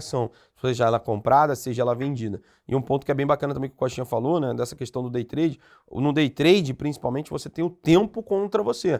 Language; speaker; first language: Portuguese; native; Portuguese